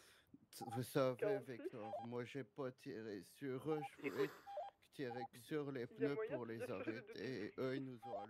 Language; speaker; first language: French; native; French